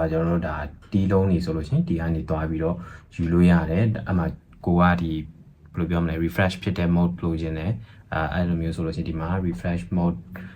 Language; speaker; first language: Burmese; native; Burmese